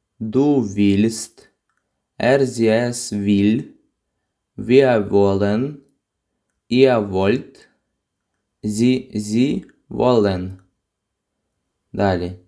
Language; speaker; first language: German; non-native, fluent; Ukrainian